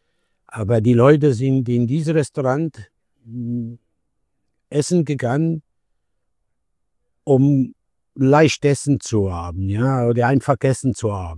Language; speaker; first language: German; non-native, fluent; Italian